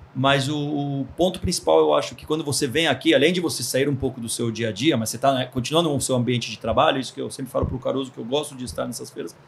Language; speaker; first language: Portuguese; early bilingual, other home language; Hebrew